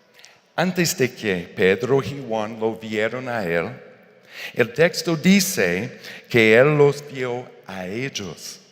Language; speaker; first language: Spanish; non-native, fluent; English